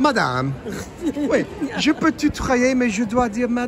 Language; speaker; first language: French; non-native, learner; English